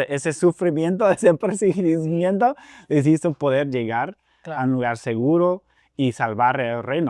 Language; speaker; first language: Spanish; non-native, fluent; English